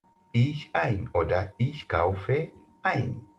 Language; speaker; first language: German; non-native, fluent; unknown